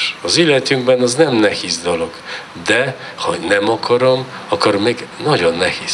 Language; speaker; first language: Hungarian; non-native, learner; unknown